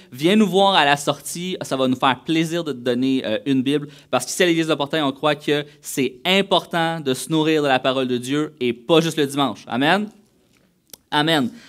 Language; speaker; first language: French; native; French